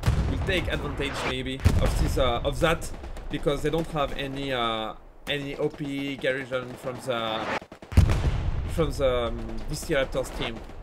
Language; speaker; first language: English; non-native, learner; French